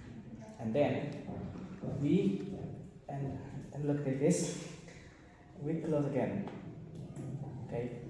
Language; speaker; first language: English; non-native, learner; Indonesian